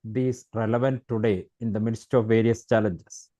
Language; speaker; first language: English; non-native, local second language; Malayalam